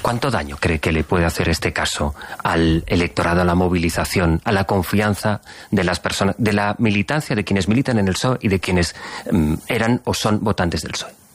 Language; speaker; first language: Spanish; native; Spanish